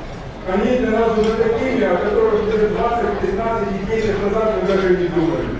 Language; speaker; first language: Russian; native; Russian